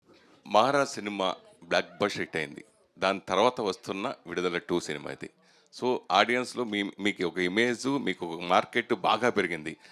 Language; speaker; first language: Telugu; native; Telugu